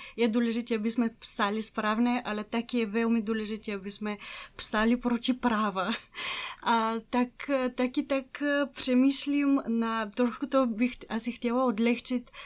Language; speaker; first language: Czech; non-native, fluent; Bulgarian